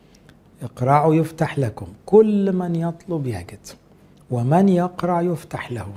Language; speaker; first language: Arabic; native; Arabic